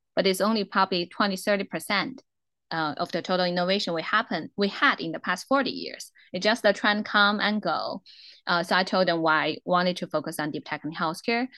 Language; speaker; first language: English; non-native, fluent; Chinese